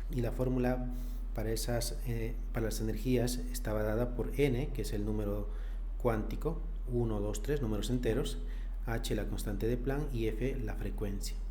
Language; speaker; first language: Spanish; native; Spanish